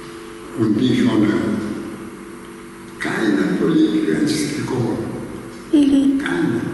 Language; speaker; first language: German; non-native, learner; Greek